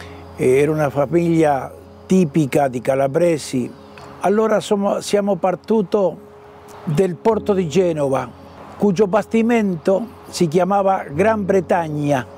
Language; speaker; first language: Italian; early bilingual, heritage; Italian